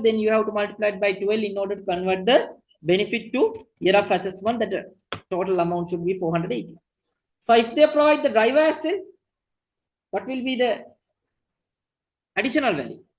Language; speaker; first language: English; non-native, local second language; Sinhala